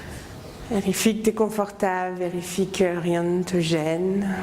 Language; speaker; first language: French; native; French